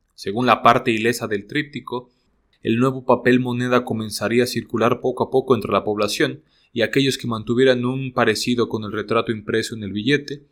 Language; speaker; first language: Spanish; native; Spanish